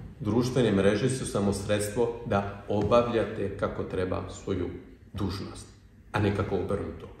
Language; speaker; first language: Bosnian; non-native, fluent; French